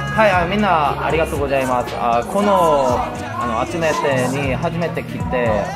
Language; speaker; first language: Japanese; non-native, learner; Korean